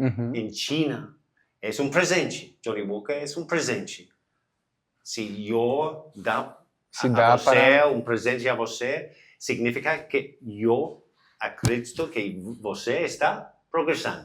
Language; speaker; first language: Portuguese; non-native, learner; English